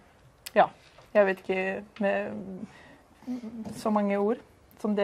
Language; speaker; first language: Norwegian; non-native, fluent; Icelandic